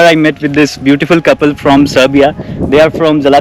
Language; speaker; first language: English; non-native, local second language; Hindi